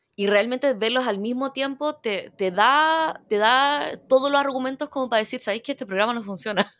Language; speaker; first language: Spanish; early bilingual, other home language; Korean